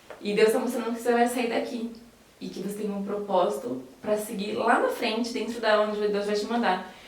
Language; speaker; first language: Portuguese; native; Portuguese